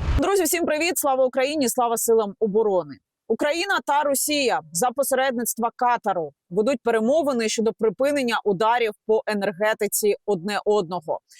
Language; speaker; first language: Ukrainian; native; Ukrainian